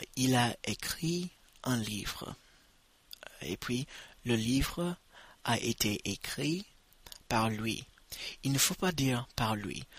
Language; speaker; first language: French; non-native, fluent; English